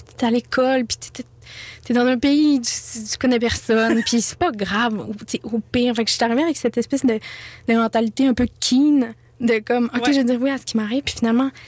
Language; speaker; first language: French; native; French